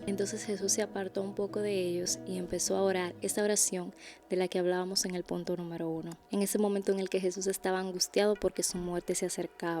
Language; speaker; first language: Spanish; native; Spanish